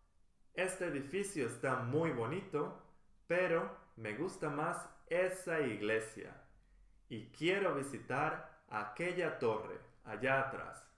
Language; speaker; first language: Spanish; non-native, fluent; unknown